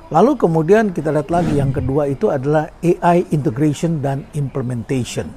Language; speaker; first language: Indonesian; native; Indonesian